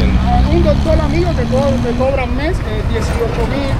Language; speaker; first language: Spanish; native; Spanish